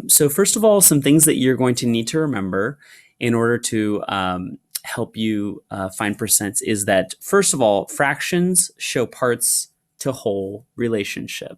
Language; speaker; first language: English; native; English